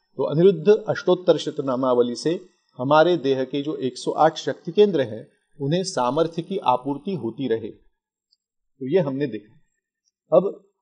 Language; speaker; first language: Hindi; non-native, local second language; Marathi